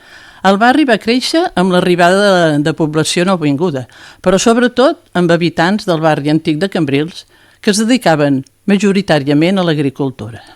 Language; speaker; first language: Catalan; native; Catalan